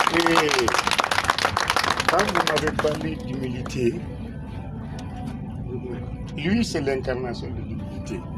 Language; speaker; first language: French; non-native, local second language; Bambara